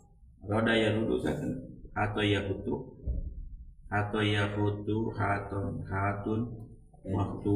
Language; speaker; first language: Arabic; non-native, learner; Indonesian